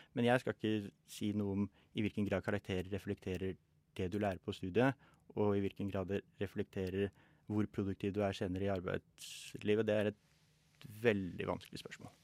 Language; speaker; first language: Norwegian; native; Norwegian